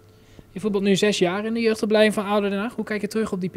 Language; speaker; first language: Dutch; native; Dutch